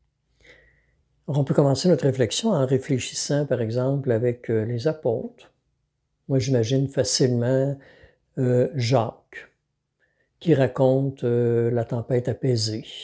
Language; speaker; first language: French; native; French